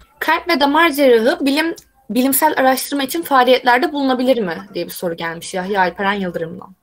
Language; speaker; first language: Turkish; native; Turkish